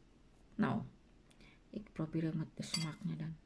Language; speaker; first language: Dutch; non-native, learner; Indonesian